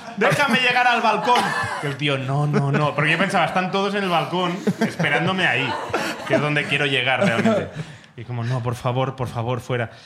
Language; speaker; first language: Spanish; non-native, local second language; Catalan